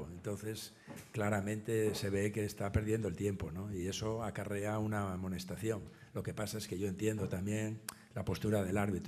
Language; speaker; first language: Spanish; native; Spanish